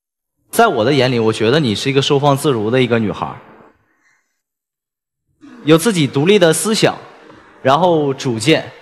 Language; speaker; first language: Chinese; native; Chinese